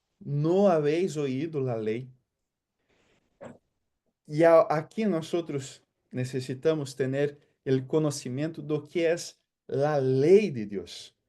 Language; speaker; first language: Spanish; non-native, fluent; Portuguese